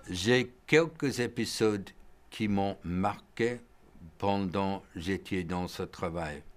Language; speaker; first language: French; non-native, fluent; English